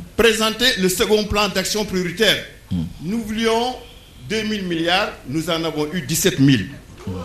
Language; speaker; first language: French; non-native, local second language; Wolof